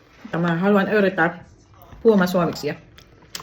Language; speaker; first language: Finnish; non-native, learner; Filipino